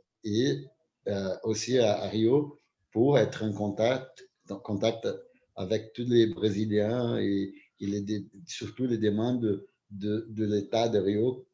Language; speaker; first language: French; non-native, fluent; Portuguese